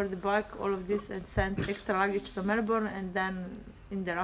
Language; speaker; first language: English; non-native, learner; Slovenian